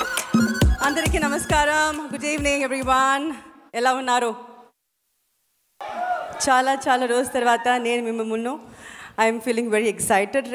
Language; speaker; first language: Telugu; non-native, fluent; Tamil